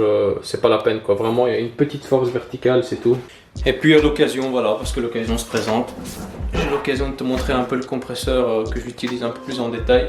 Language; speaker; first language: French; native; French